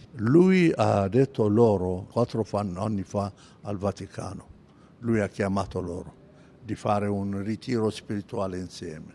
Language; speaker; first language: Italian; non-native, fluent; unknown